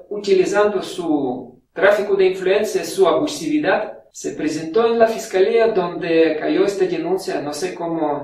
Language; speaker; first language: Spanish; non-native, fluent; Russian